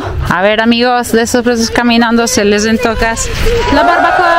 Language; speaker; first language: Spanish; non-native, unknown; Italian